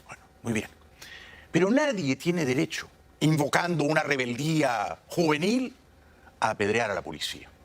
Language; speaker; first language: Spanish; native; Spanish